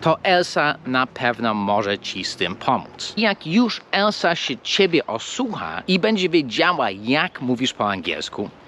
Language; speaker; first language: Polish; non-native, fluent; English